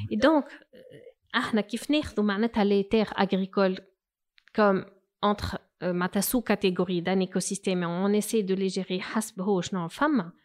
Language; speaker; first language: French; non-native, local second language; Arabic